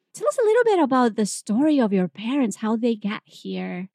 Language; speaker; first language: English; non-native, fluent; Spanish